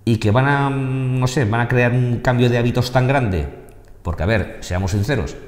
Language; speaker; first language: Spanish; non-native, local second language; Catalan